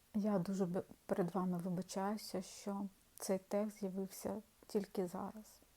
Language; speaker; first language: Ukrainian; non-native, local second language; Russian